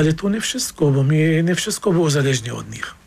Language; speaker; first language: Polish; non-native, fluent; Arabic